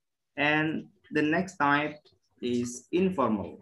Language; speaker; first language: English; non-native, learner; Indonesian